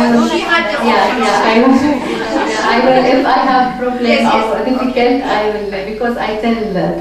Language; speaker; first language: English; non-native, learner; Arabic